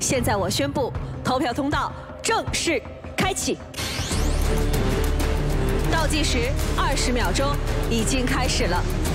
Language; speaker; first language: Chinese; native; Chinese